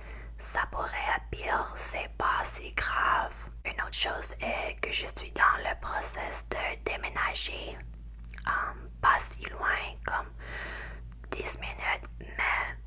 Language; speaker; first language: French; non-native, learner; English